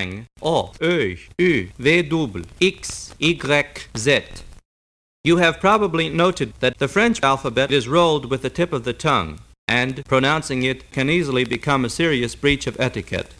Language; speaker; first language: English; native; English